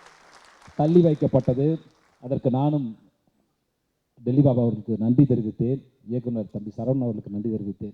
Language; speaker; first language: Tamil; native; Tamil